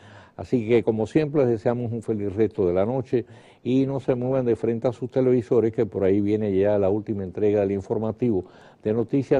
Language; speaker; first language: Spanish; native; Spanish